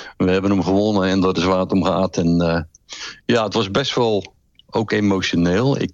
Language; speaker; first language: Dutch; native; Dutch